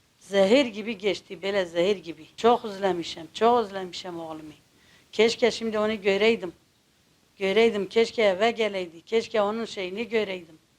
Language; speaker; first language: Turkish; non-native, local second language; Kurdish